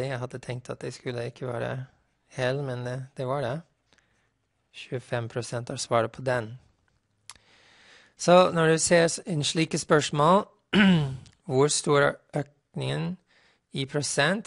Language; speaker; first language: Norwegian; non-native, fluent; English